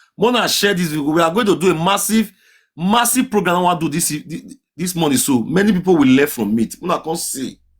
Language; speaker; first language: Nigerian Pidgin; native; Nigerian Pidgin